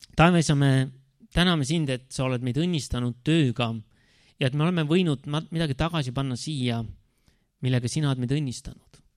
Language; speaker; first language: Estonian; native; Estonian